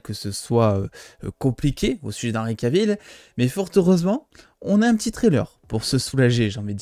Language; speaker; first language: French; native; French